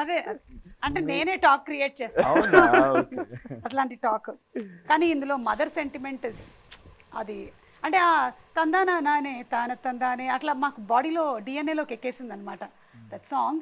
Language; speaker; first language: Telugu; native; Telugu